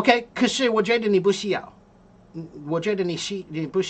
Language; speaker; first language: Chinese; non-native, learner; English